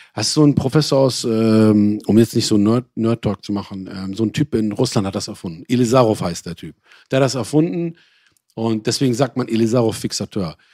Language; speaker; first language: German; early bilingual, other home language; Persian